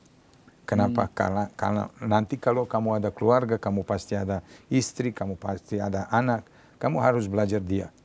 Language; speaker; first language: Indonesian; non-native, learner; Serbian